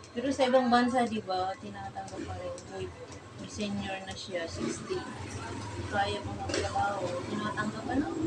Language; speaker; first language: Filipino; non-native, local second language; Cebuano